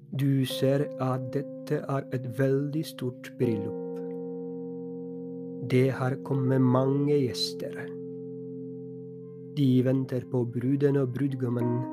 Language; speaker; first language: Norwegian; non-native, fluent; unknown